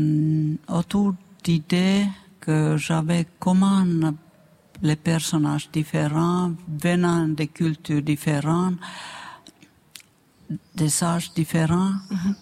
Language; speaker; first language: French; non-native, fluent; Finnish